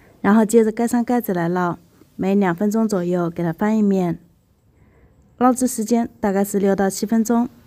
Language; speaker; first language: Chinese; native; Chinese